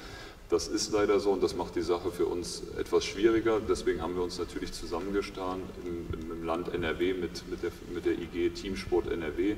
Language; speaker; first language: German; native; German